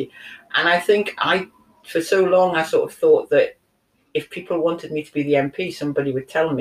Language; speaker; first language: English; native; English